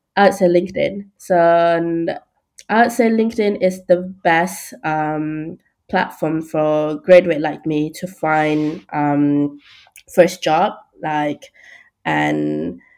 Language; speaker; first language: English; non-native, local second language; Malay